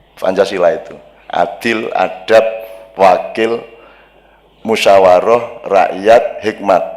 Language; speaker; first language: Indonesian; non-native, local second language; Javanese